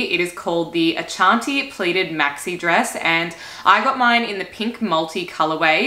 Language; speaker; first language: English; native; English